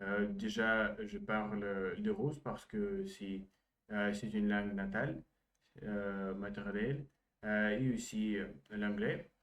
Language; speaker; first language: French; non-native, learner; Russian